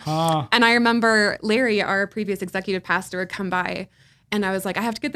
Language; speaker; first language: English; native; English